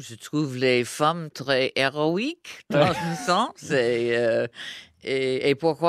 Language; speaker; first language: French; non-native, fluent; English